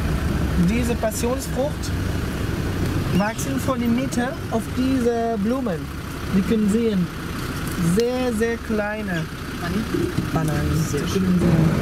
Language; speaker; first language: German; non-native, learner; Portuguese